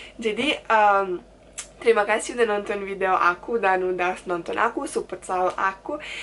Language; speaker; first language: Indonesian; non-native, fluent; Turkish